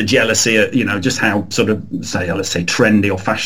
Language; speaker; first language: English; native; English